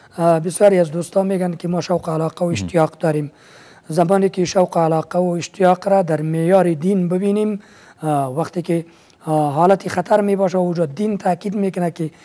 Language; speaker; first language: Persian; native; Persian